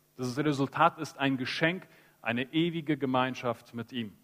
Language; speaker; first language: German; early bilingual, heritage; Spanish